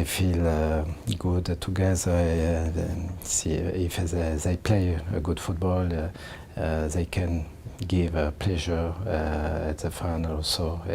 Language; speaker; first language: English; non-native, learner; French